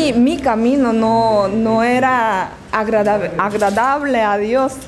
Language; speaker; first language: Spanish; non-native, learner; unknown